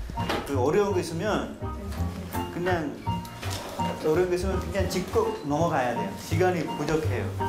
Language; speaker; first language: Korean; non-native, fluent; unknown